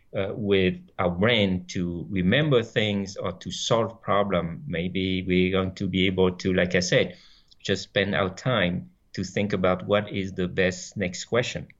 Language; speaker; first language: English; non-native, fluent; French